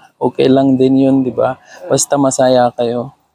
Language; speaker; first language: Filipino; non-native, learner; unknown